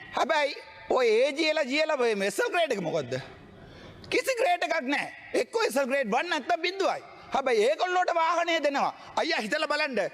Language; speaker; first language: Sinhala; non-native, local second language; Tamil